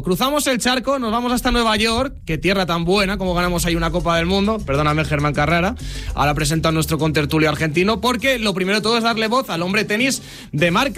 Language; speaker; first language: Spanish; native; Spanish